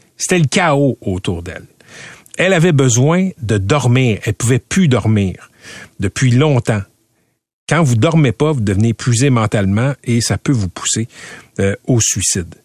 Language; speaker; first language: French; native; French